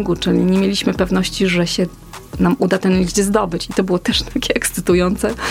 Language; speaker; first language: Polish; native; Polish